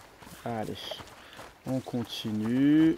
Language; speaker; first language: French; native; French